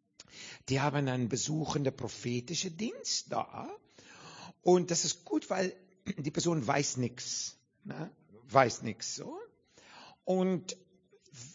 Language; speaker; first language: German; non-native, learner; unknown